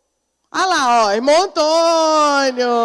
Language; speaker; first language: Portuguese; native; Portuguese